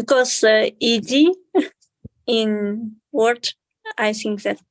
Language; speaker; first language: English; non-native, learner; Kazakh